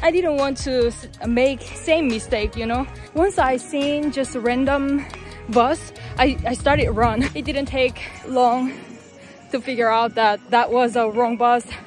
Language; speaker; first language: English; non-native, fluent; Korean